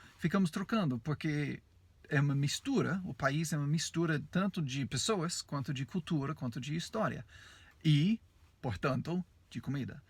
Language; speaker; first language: Portuguese; non-native, fluent; English